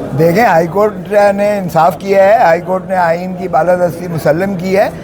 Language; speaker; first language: Urdu; non-native, local second language; Saraiki